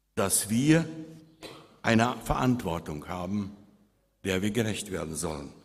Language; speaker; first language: German; early bilingual, heritage; Spanish